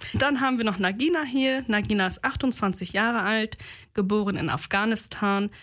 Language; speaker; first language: German; native; German